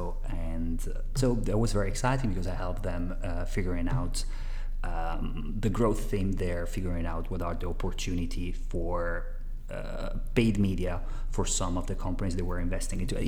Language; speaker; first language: English; non-native, fluent; Italian